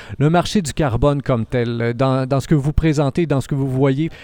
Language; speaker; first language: French; native; French